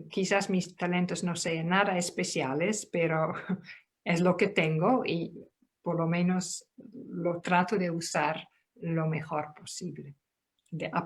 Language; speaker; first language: Spanish; non-native, fluent; Dutch